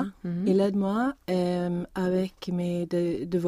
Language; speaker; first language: French; non-native, learner; Swedish